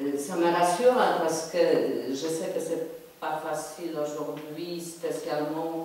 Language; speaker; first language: French; non-native, fluent; Polish